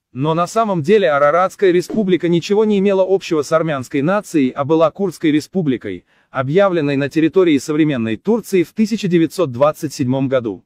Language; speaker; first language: Russian; non-native, local second language; Azerbaijani